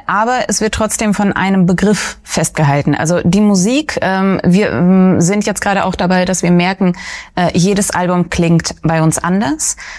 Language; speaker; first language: German; early bilingual, other home language; Russian